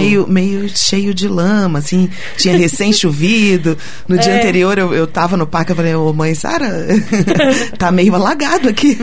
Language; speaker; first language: Portuguese; native; Portuguese